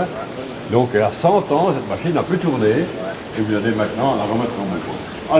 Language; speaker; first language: French; native; French